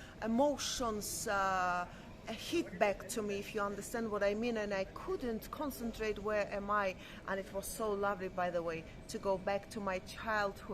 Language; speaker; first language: English; non-native, fluent; Russian